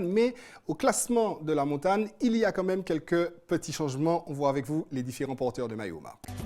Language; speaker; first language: French; native; French